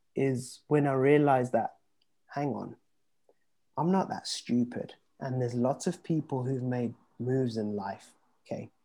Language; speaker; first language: English; early bilingual, other home language; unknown